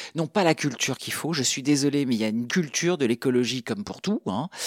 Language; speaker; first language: French; native; French